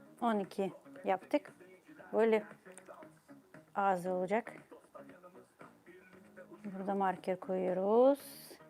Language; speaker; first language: Turkish; non-native, fluent; Ukrainian